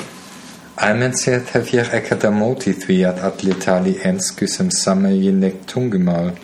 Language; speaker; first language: Icelandic; non-native, learner; German